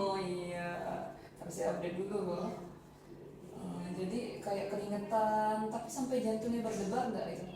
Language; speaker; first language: Indonesian; native; Indonesian